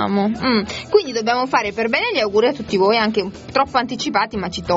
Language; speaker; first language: Italian; native; Italian